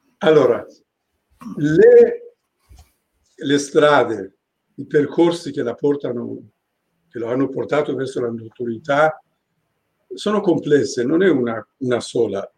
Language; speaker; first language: Italian; non-native, fluent; Persian